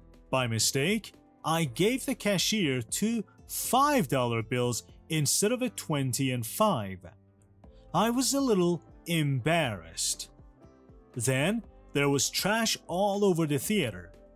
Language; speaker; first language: English; non-native, fluent; Persian